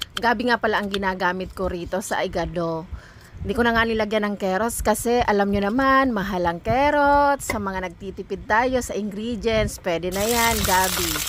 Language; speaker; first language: Filipino; non-native, local second language; Bikol